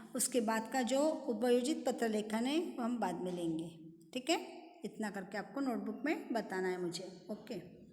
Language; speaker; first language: Hindi; non-native, local second language; Marathi